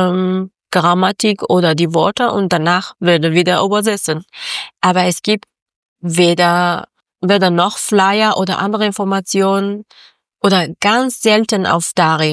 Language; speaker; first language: German; non-native, learner; Persian